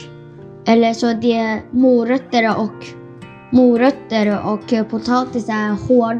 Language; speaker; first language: Swedish; non-native, fluent; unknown